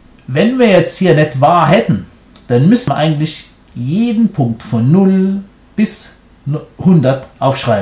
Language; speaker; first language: German; non-native, fluent; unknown